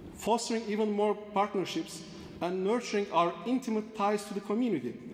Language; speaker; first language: English; non-native, fluent; Turkish